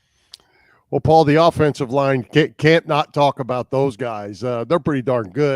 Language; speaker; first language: English; native; English